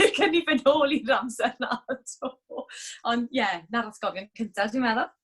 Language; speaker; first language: Welsh; native; Welsh